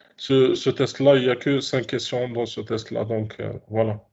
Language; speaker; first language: French; non-native, local second language; Arabic